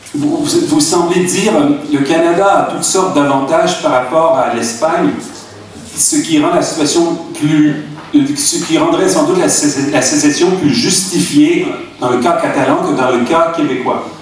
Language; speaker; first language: French; native; French